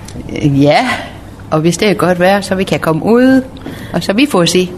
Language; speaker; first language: Danish; non-native, learner; Persian